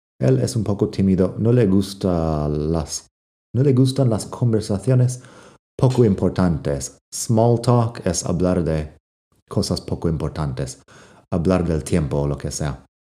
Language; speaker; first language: Spanish; non-native, fluent; English